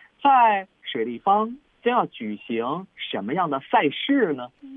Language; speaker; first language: Chinese; native; Chinese